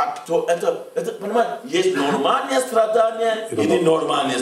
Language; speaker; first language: Russian; non-native, fluent; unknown